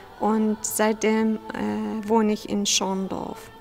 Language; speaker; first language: German; non-native, fluent; Syriac